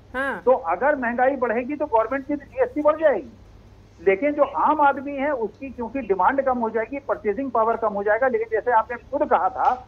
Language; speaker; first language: Hindi; native; Hindi